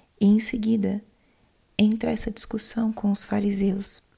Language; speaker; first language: Portuguese; native; Portuguese